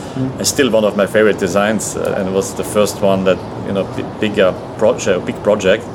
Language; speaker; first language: English; non-native, fluent; German